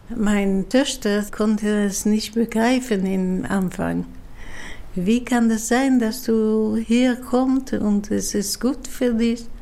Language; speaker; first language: German; non-native, fluent; Dutch